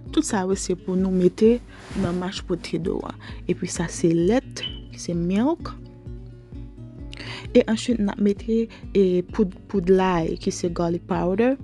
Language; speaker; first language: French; non-native, local second language; Haitian Creole